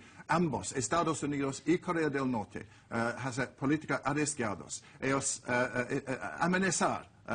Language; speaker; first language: Spanish; non-native, learner; English